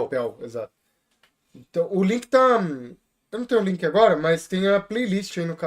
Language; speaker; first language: Portuguese; native; Portuguese